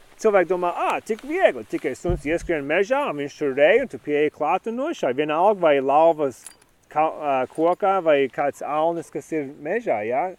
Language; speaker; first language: Latvian; early bilingual, heritage; Latvian